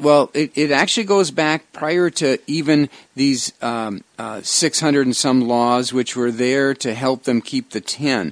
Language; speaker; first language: English; native; English